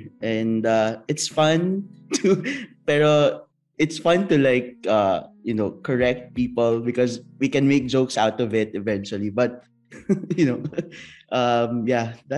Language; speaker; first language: English; non-native, local second language; Filipino